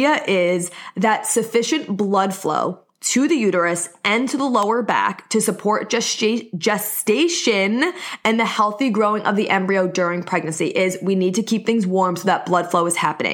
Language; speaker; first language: English; native; English